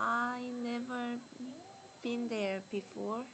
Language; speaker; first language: English; non-native, learner; Korean